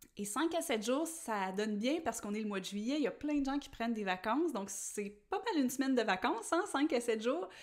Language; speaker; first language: French; native; French